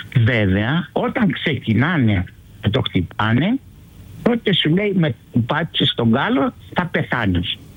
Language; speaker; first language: Greek; early bilingual, heritage; Greek